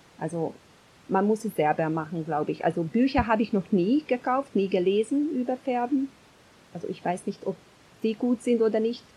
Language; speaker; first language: German; non-native, fluent; Hungarian